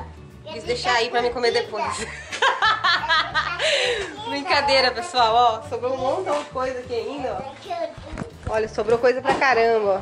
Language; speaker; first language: Portuguese; native; Portuguese